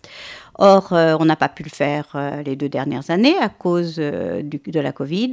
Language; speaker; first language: French; native; French